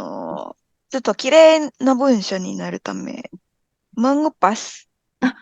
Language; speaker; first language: Japanese; non-native, fluent; Indonesian